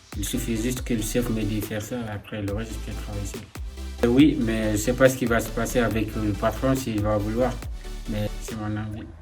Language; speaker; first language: French; non-native, local second language; Fula